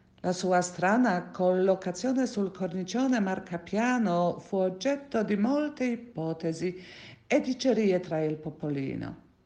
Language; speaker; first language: Italian; non-native, fluent; Polish